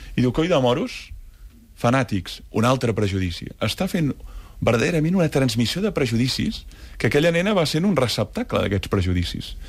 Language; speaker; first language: Catalan; native; Catalan